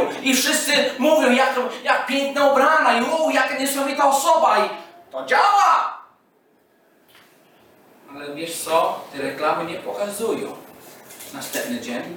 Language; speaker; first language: Polish; non-native, fluent; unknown